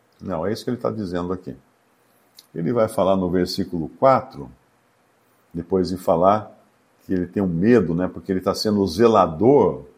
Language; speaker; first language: Portuguese; native; Portuguese